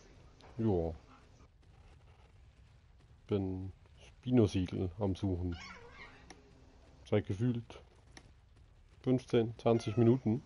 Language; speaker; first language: German; native; German